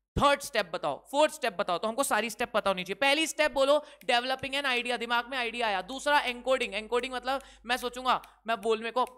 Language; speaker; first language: Hindi; native; Hindi